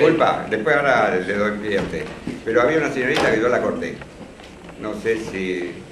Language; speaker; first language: Spanish; native; Spanish